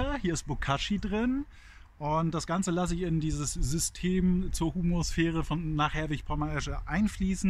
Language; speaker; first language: German; native; German